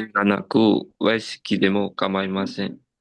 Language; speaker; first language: Japanese; non-native, learner; Indonesian